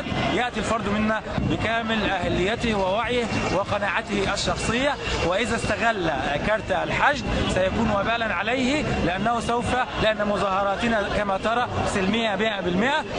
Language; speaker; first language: Arabic; native; Arabic